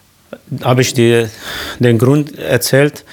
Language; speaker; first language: German; non-native, local second language; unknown